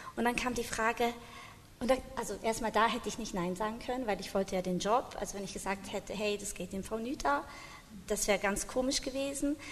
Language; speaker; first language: German; early bilingual, other home language; Bosnian